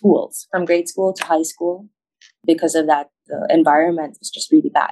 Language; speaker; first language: English; non-native, local second language; Filipino